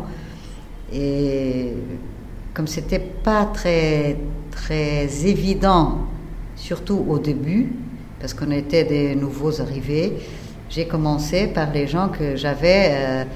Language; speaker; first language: French; non-native, fluent; Portuguese